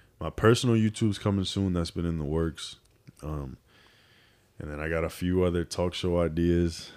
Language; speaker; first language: English; native; English